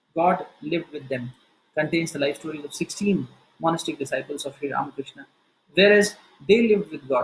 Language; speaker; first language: English; non-native, local second language; Hindi